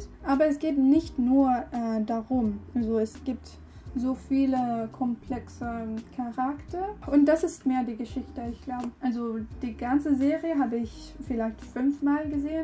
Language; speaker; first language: German; non-native, learner; English